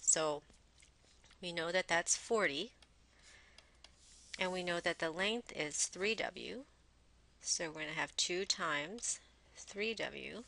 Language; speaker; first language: English; native; English